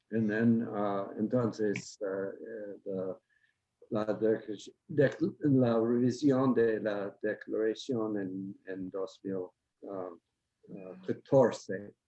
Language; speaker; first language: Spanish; non-native, learner; English